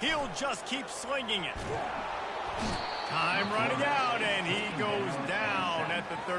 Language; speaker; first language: English; native; English